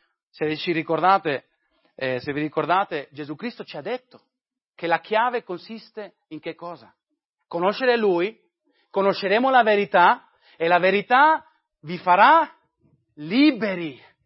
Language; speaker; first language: Italian; non-native, fluent; English